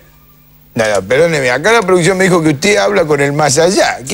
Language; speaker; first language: Spanish; native; Spanish